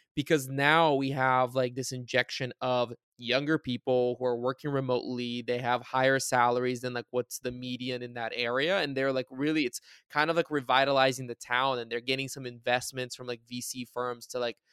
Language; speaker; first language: English; native; English